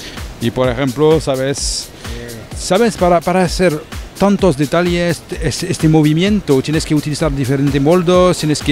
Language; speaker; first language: Spanish; non-native, fluent; French